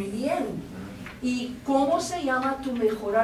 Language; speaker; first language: Spanish; non-native, fluent; Portuguese